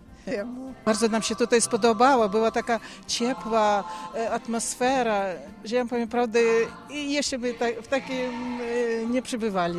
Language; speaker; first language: Polish; non-native, fluent; Ukrainian